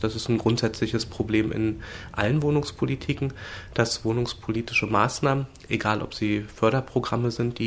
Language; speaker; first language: German; native; German